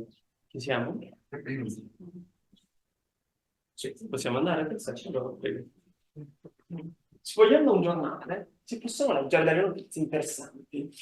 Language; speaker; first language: Italian; native; Italian